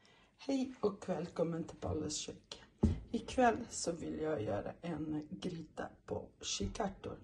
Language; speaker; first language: Swedish; non-native, learner; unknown